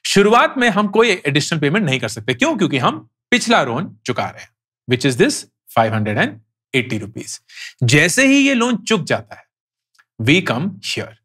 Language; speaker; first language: Hindi; native; Hindi